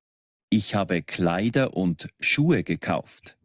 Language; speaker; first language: German; non-native, learner; Spanish